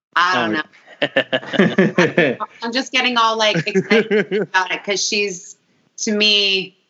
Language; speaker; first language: English; early bilingual, other home language; Italian